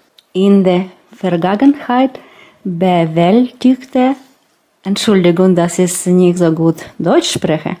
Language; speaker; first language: German; non-native, learner; Russian